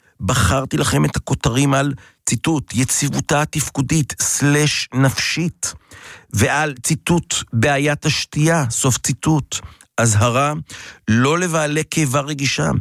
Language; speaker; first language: Hebrew; native; Hebrew